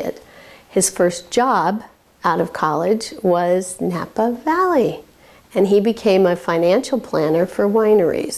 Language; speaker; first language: English; native; English